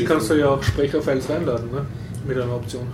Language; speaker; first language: German; native; German